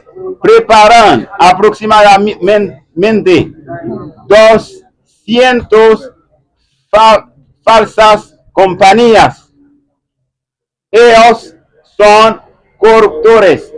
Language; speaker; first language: Spanish; non-native, learner; Haitian Creole